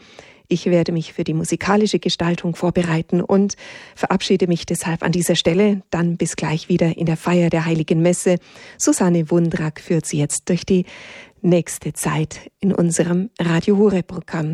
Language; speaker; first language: German; native; German